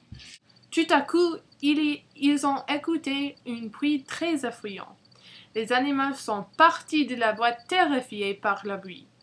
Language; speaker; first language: French; non-native, learner; English